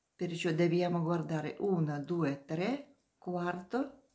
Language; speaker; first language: Italian; non-native, learner; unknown